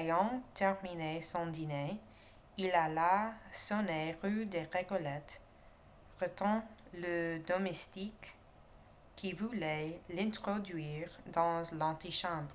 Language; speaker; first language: French; non-native, learner; English